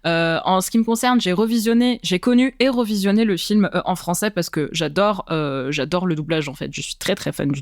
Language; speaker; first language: French; native; French